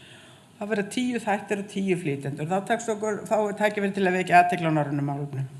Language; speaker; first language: Icelandic; native; Icelandic